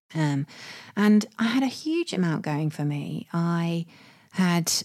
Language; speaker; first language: English; native; English